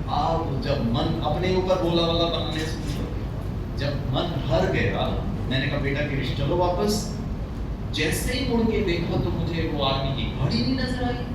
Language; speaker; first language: Hindi; non-native, local second language; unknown